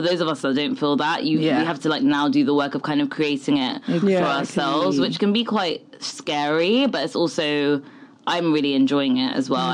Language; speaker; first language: English; native; English